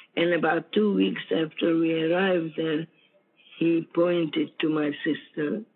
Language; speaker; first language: English; non-native, fluent; Ukrainian